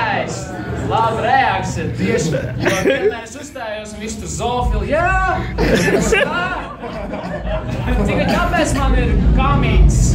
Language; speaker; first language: Latvian; non-native, local second language; Russian